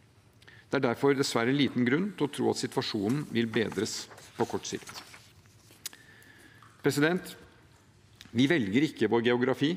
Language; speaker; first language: Norwegian; native; Norwegian